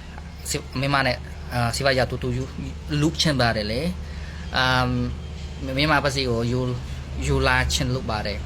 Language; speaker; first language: Burmese; non-native, learner; Khmer